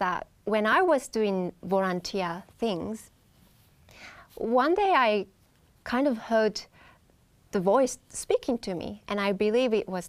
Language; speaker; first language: English; non-native, fluent; Japanese